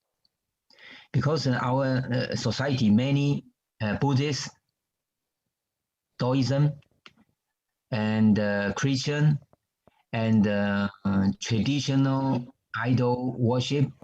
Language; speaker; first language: English; non-native, learner; Chinese